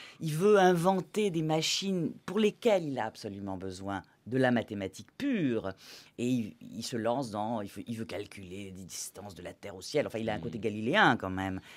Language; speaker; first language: French; native; French